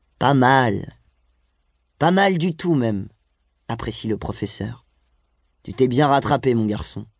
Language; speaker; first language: French; native; French